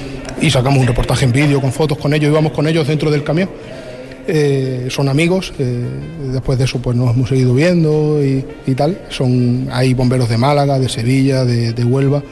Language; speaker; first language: Spanish; native; Spanish